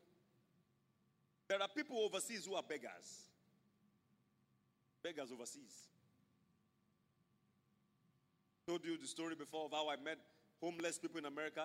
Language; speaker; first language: English; non-native, local second language; Yoruba